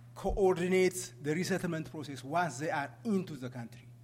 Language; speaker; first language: English; non-native, fluent; Amharic